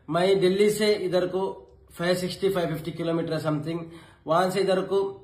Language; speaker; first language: Hindi; non-native, local second language; Kannada